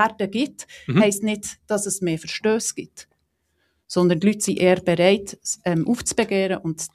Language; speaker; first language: German; native; German